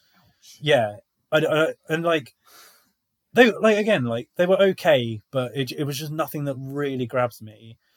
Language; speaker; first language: English; native; English